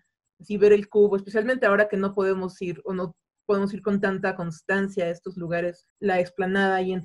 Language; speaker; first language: Spanish; native; Spanish